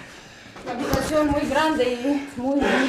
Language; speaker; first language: Spanish; non-native, learner; Romanian